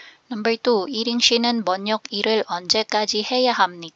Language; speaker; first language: Korean; non-native, fluent; Filipino